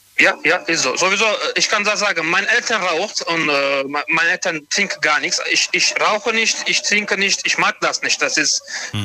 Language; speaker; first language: German; non-native, learner; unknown